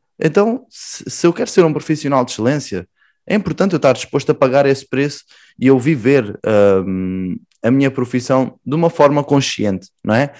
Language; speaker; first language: Portuguese; native; Portuguese